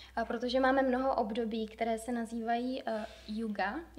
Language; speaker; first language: Czech; native; Czech